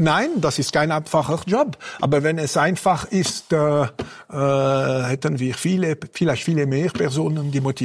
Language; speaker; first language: German; non-native, local second language; French